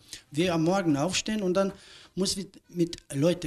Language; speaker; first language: German; non-native, learner; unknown